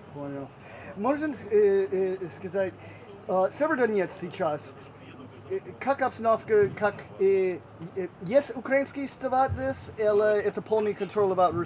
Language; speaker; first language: Russian; non-native, learner; English